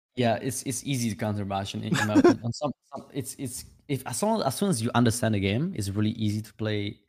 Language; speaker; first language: English; non-native, fluent; Vietnamese